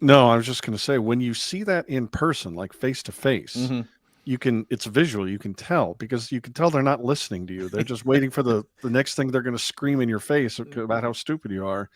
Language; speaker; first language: English; native; English